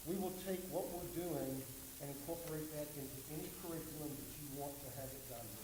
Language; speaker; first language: English; native; English